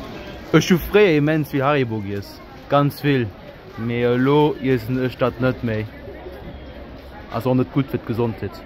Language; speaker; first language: German; non-native, local second language; Luxembourgish